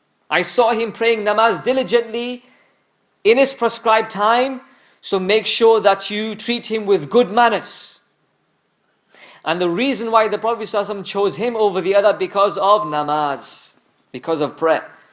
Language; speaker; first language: English; early bilingual, other home language; Urdu